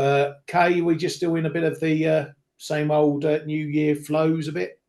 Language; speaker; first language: English; native; English